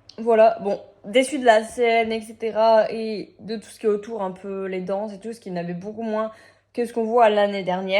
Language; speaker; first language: French; native; French